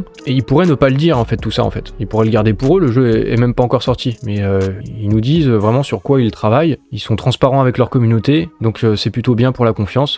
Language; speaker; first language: French; native; French